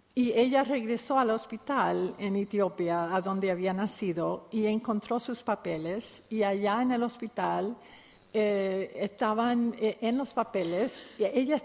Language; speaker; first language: Spanish; non-native, fluent; English